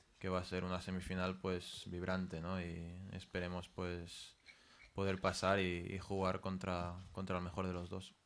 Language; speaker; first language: Spanish; native; Spanish